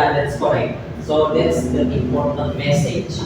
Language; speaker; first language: English; non-native, fluent; Indonesian